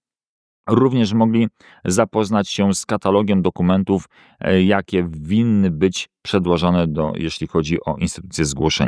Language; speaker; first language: Polish; native; Polish